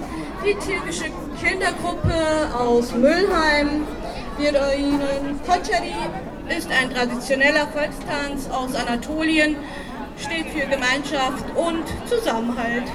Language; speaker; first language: German; early bilingual, other home language; Turkish